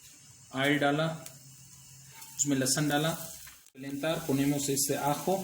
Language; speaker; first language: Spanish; non-native, learner; Urdu